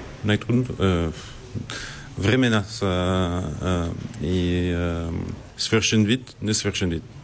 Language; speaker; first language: Bulgarian; non-native, learner; French